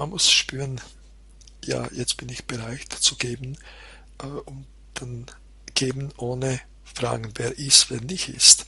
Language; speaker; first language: German; non-native, fluent; Croatian